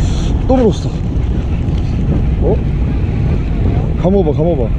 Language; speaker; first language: Korean; native; Korean